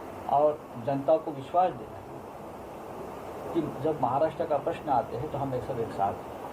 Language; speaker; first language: Hindi; non-native, local second language; Marathi